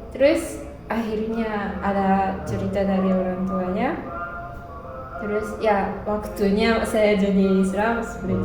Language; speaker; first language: Indonesian; non-native, learner; Japanese